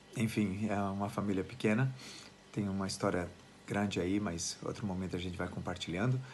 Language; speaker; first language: Portuguese; native; Portuguese